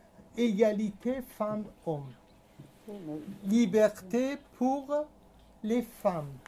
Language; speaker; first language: French; non-native, fluent; Persian